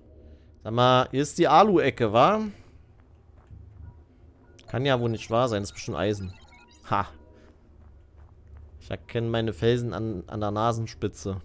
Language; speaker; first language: German; native; German